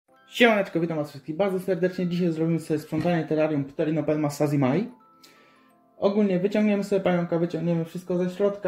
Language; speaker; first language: Polish; native; Polish